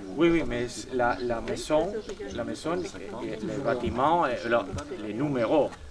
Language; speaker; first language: French; non-native, fluent; Spanish